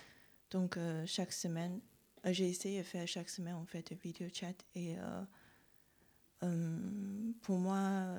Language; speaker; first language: French; non-native, fluent; Chinese